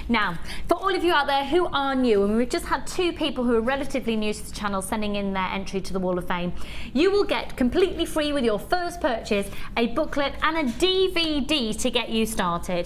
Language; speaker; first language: English; native; English